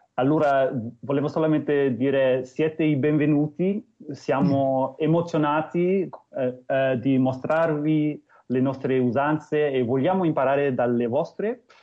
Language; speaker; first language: Italian; non-native, fluent; English